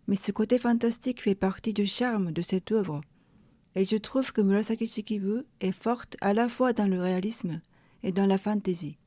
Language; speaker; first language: French; non-native, fluent; Japanese